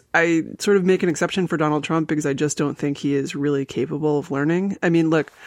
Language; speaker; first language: English; native; English